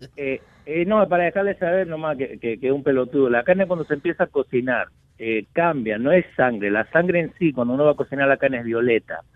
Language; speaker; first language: Spanish; native; Spanish